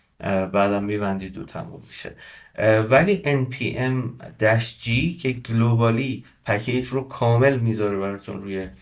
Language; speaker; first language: Persian; native; Persian